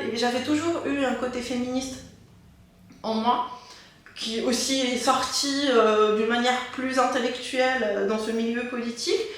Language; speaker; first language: French; non-native, local second language; Arabic